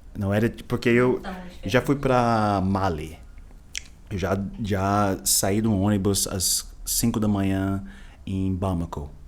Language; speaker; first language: Portuguese; non-native, fluent; English